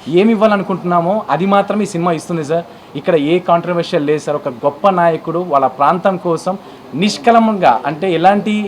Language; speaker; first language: Telugu; native; Telugu